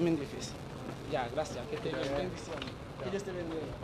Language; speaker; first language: Spanish; non-native, learner; Haitian Creole